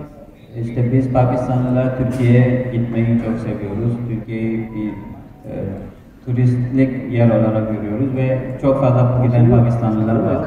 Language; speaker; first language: Turkish; non-native, fluent; Urdu